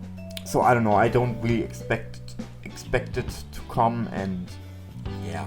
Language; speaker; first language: English; non-native, fluent; German